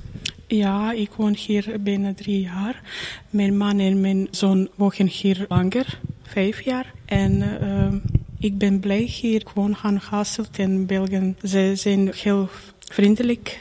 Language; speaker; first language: Dutch; non-native, learner; Croatian